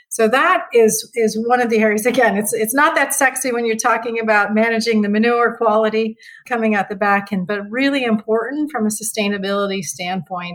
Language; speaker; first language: English; native; English